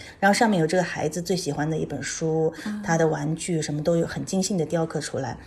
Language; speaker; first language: Chinese; non-native, local second language; Tibetan